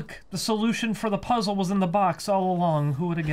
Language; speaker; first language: English; native; English